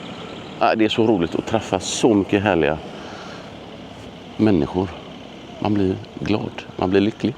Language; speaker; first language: Swedish; native; Swedish